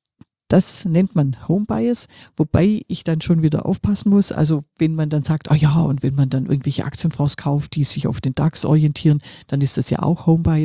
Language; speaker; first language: German; native; German